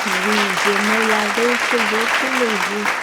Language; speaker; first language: French; non-native, learner; English